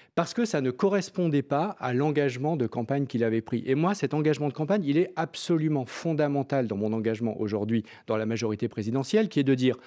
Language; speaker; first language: French; native; French